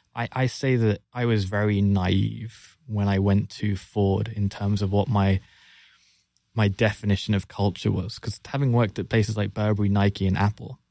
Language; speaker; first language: English; native; English